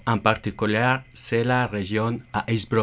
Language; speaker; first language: French; non-native, learner; Spanish